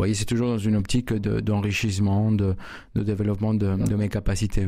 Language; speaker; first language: French; non-native, fluent; Spanish